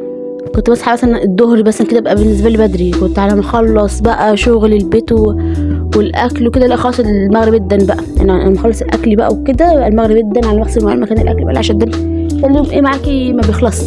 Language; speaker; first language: Arabic; native; Arabic